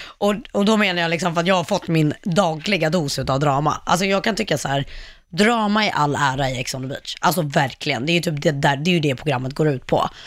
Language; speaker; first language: Swedish; native; Swedish